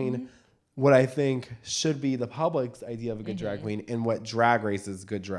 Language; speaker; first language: English; native; English